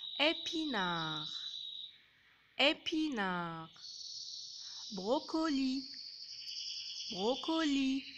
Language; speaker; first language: French; non-native, local second language; Arabic